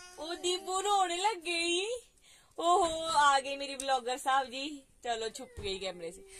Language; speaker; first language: Hindi; non-native, local second language; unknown